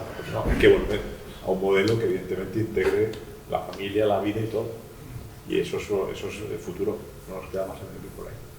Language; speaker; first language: Spanish; native; Spanish